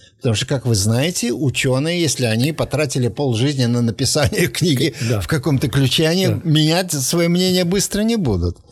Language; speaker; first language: Russian; native; Russian